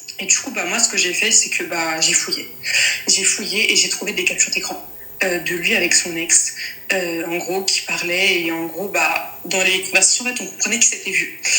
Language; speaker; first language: French; native; French